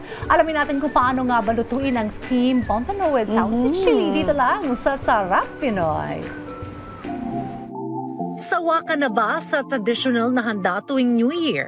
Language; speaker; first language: Filipino; native; Filipino